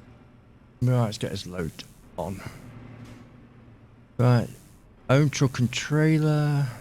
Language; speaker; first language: English; native; English